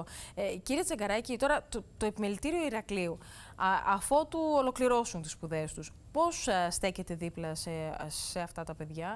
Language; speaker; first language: Greek; native; Greek